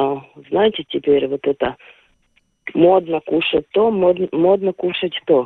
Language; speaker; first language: Russian; non-native, local second language; Latvian